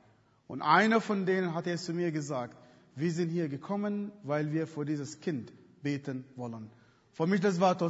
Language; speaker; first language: German; non-native, fluent; Arabic